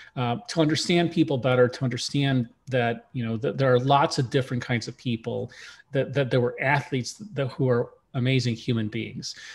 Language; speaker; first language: English; early bilingual, other home language; Russian